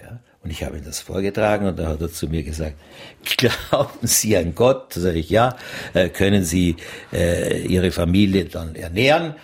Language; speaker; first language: German; native; German